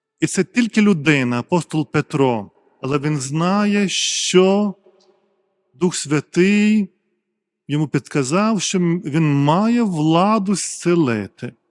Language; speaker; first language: Ukrainian; non-native, fluent; Lithuanian